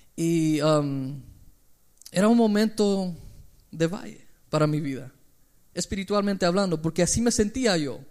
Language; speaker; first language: Spanish; early bilingual, heritage; Spanish